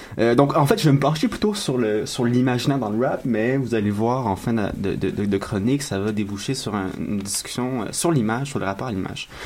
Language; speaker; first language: French; native; French